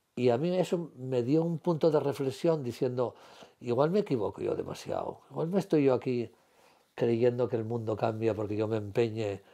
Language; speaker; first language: Spanish; native; Spanish